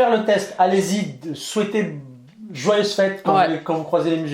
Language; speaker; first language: French; native; French